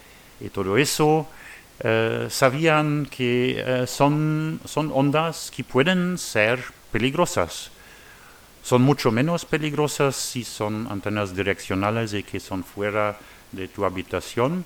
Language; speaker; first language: Spanish; non-native, learner; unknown